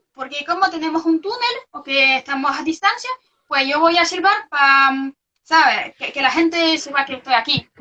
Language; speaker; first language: Spanish; non-native, fluent; French